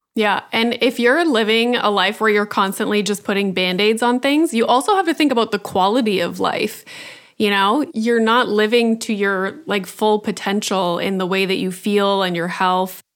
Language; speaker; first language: English; native; English